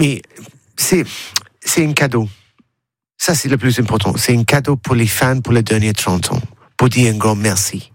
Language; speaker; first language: French; non-native, learner; English